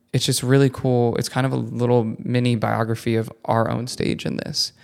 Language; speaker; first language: English; early bilingual, other home language; Italian